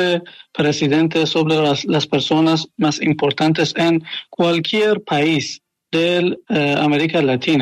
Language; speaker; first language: Spanish; non-native, learner; Persian